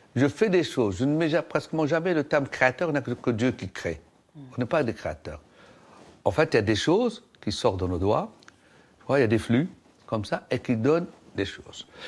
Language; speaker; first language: French; non-native, local second language; Arabic